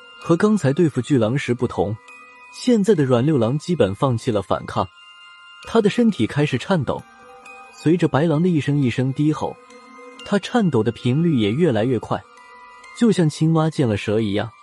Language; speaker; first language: Chinese; native; Chinese